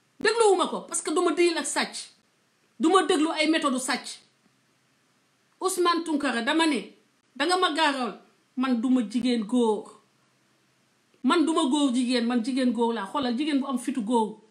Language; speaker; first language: Wolof; non-native, local second language; Serer